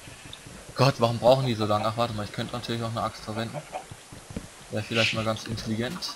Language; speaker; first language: German; native; German